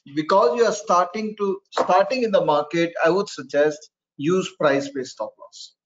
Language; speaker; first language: English; non-native, local second language; Hindi